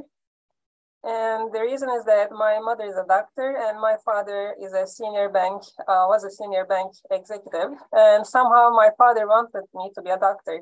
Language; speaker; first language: English; non-native, fluent; Turkish